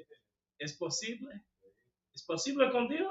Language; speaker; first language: Spanish; non-native, learner; English